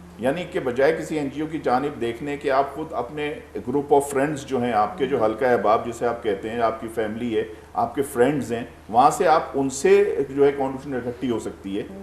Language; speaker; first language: Urdu; native; Urdu